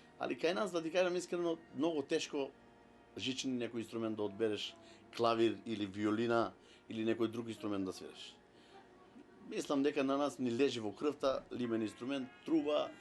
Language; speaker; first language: Macedonian; non-native, local second language; Romany